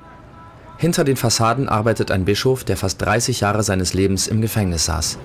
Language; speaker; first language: German; native; German